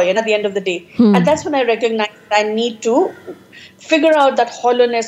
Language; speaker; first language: English; non-native, local second language; Punjabi